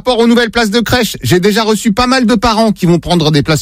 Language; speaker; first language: French; native; French